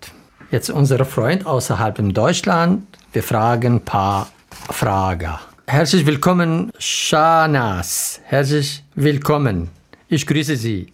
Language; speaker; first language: German; non-native, learner; Arabic